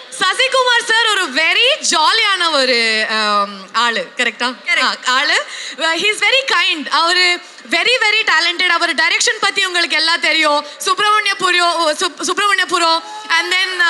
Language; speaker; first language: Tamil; non-native, local second language; Kannada